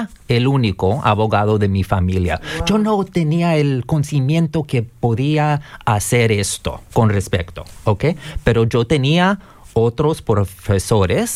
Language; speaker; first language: Spanish; non-native, fluent; English